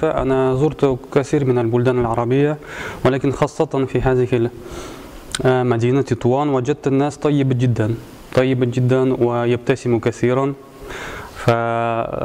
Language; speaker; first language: Arabic; non-native, fluent; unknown